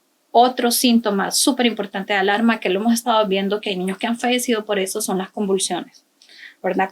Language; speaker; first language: Spanish; native; Spanish